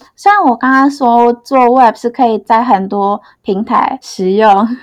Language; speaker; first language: Chinese; non-native, fluent; Indonesian